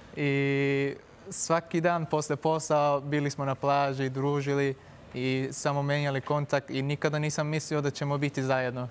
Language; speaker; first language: Serbian; non-native, fluent; Turkish